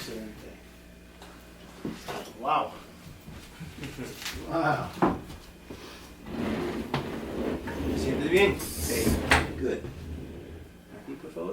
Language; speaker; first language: Spanish; early bilingual, heritage; English